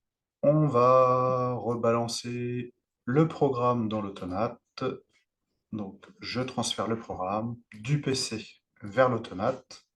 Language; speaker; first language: French; native; French